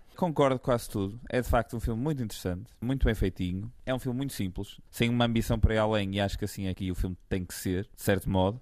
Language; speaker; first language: Portuguese; native; Portuguese